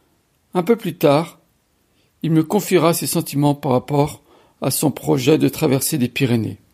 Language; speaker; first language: French; native; French